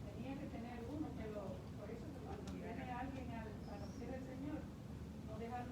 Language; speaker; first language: Spanish; native; Spanish